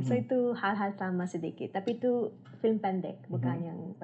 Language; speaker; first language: Indonesian; non-native, learner; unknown